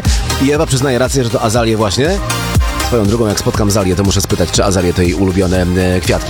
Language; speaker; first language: Polish; native; Polish